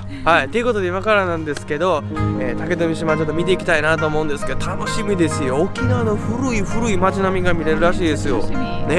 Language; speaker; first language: Japanese; native; Japanese